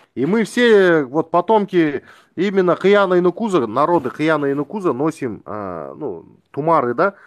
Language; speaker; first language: Russian; non-native, local second language; Kazakh